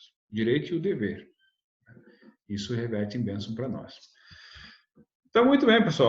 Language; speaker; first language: Portuguese; native; Portuguese